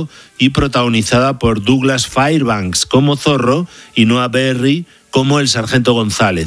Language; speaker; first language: Spanish; native; Spanish